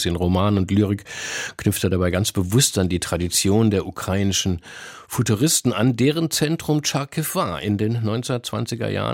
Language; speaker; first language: German; native; German